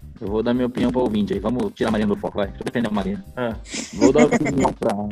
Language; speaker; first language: Portuguese; native; Portuguese